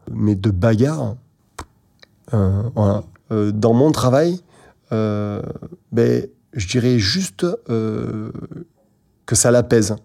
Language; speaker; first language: French; native; French